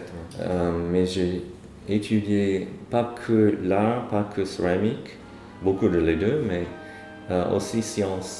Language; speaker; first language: French; non-native, fluent; English